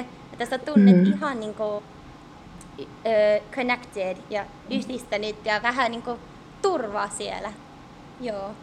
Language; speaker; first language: Finnish; early bilingual, heritage; English